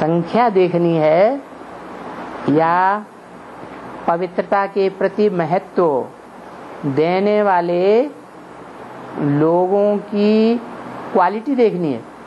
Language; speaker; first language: Hindi; native; Hindi